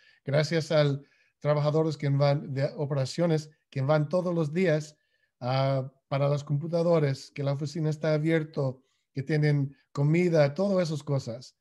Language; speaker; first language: Spanish; non-native, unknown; English